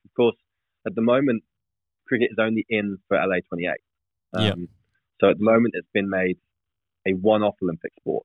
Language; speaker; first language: English; native; English